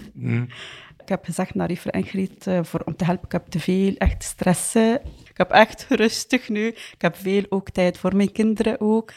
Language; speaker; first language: Dutch; non-native, learner; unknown